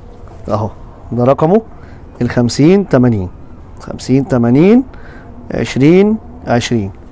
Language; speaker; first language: Arabic; native; Arabic